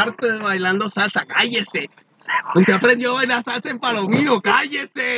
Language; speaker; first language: Spanish; native; Spanish